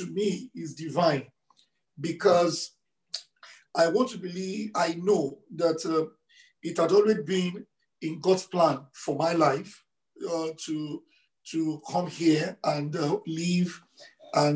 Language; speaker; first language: English; non-native, local second language; Yoruba